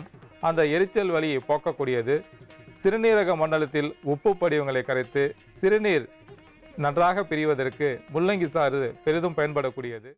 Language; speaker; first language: Tamil; native; Tamil